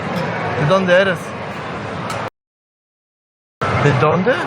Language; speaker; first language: Spanish; non-native, learner; Polish